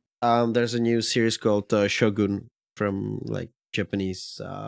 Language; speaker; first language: English; non-native, fluent; Czech